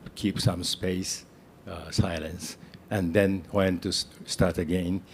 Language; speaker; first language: English; non-native, fluent; Japanese